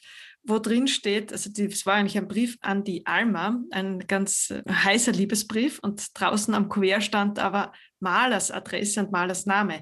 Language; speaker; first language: German; native; German